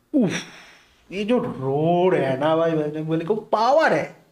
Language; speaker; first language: Hindi; non-native, local second language; Bangla